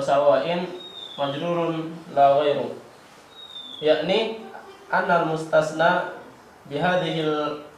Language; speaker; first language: Arabic; non-native, learner; Indonesian